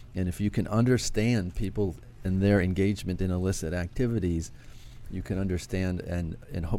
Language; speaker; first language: English; native; English